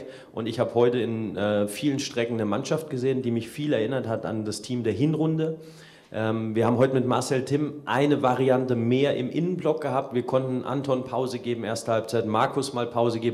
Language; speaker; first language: German; native; German